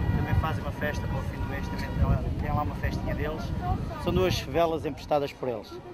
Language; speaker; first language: Portuguese; native; Portuguese